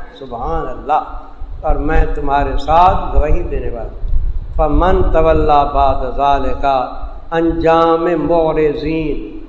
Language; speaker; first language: Urdu; non-native, local second language; Saraiki